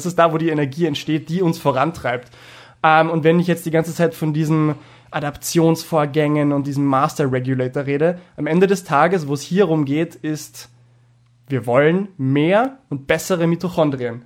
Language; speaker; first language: German; native; German